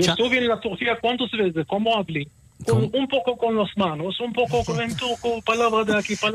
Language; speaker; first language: Spanish; early bilingual, heritage; Ladino